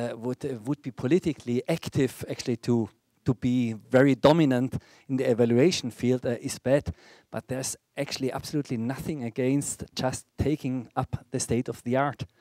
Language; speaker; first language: English; non-native, fluent; Dutch